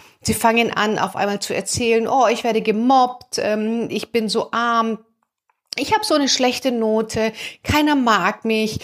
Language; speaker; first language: German; native; German